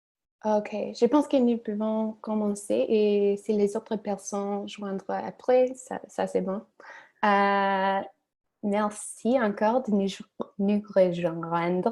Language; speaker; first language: French; non-native, learner; English